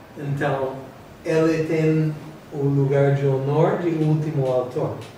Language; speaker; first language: Portuguese; non-native, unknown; English